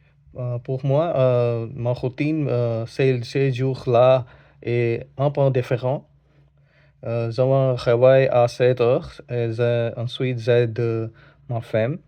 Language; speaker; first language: French; non-native, learner; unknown